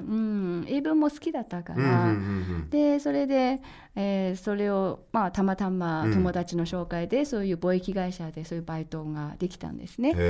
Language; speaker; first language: Japanese; non-native, fluent; Chinese